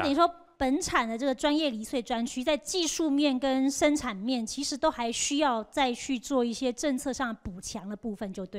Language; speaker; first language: Chinese; non-native, local second language; Hakka Chinese